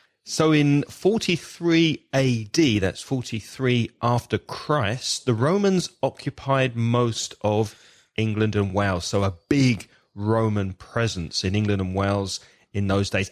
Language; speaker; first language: English; native; English